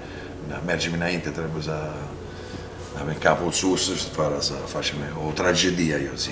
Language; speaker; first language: Romanian; non-native, fluent; Italian